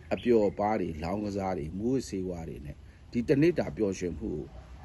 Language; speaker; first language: Burmese; non-native, local second language; Pa'o Karen